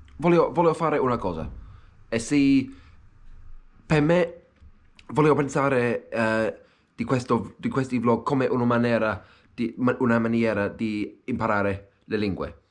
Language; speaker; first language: Italian; non-native, learner; English